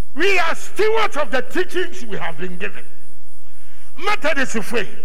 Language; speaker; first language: English; non-native, local second language; Akan